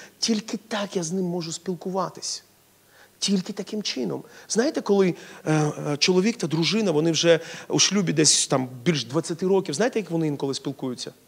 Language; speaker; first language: Ukrainian; non-native, local second language; Russian